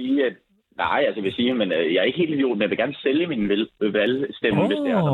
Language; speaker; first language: Danish; native; Danish